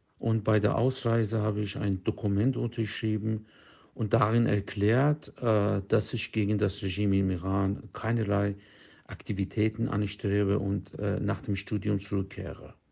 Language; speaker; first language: German; non-native, fluent; Persian